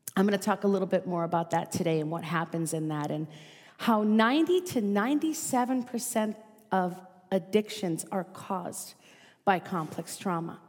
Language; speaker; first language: English; native; English